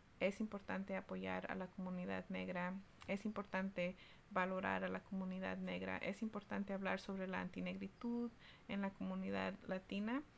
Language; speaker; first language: Spanish; early bilingual, heritage; Spanish